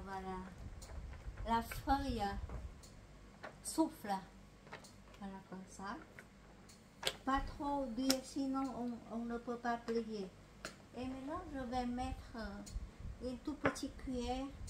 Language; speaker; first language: French; non-native, fluent; Vietnamese